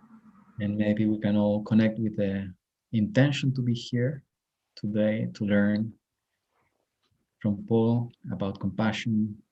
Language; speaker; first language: English; non-native, fluent; Spanish